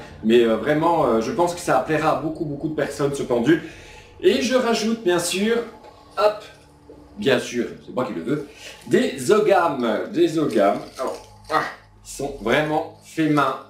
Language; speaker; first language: French; native; French